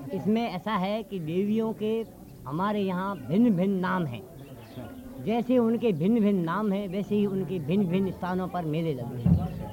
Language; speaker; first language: Hindi; non-native, local second language; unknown